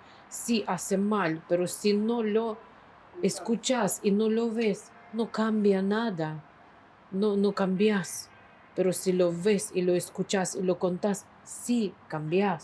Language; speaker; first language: Spanish; non-native, fluent; Ukrainian